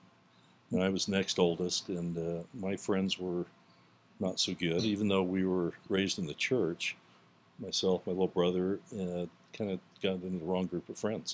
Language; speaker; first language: English; native; English